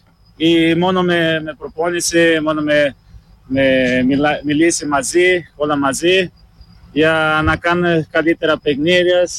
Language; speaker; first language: Greek; non-native, learner; Portuguese